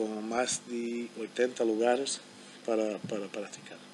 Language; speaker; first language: Spanish; non-native, learner; German